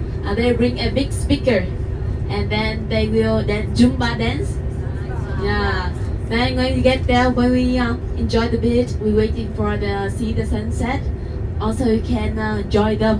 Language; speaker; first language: English; non-native, learner; Vietnamese